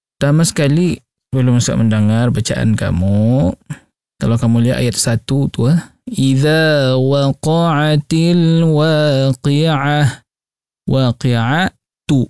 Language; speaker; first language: Malay; native; Malay